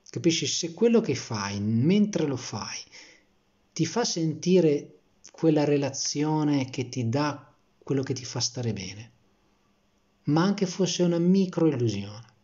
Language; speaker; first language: Italian; native; Italian